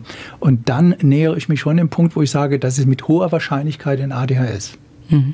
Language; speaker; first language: German; native; German